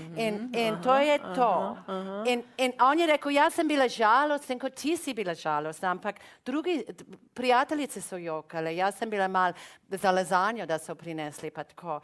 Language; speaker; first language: Slovenian; non-native, fluent; English